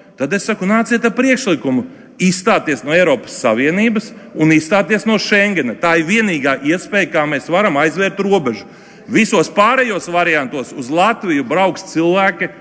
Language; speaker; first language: Latvian; non-native, local second language; Russian